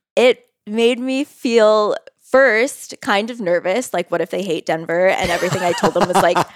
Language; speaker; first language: English; native; English